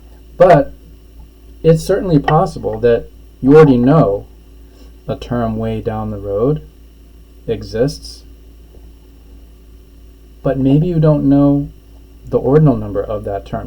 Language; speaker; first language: English; native; English